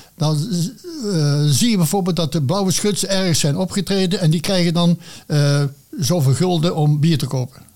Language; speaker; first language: Dutch; native; Dutch